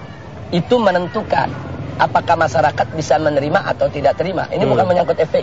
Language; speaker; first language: Indonesian; native; Indonesian